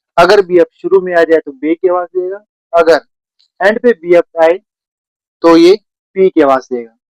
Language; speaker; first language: Urdu; native; Urdu